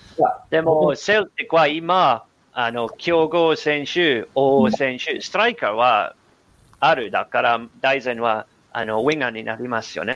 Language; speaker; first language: Japanese; non-native, learner; English